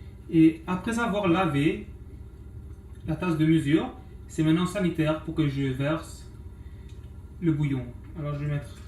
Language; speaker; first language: French; non-native, local second language; English